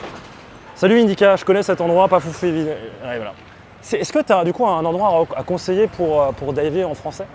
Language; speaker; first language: French; native; French